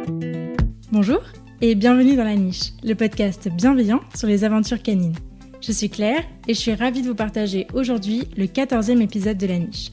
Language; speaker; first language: French; native; French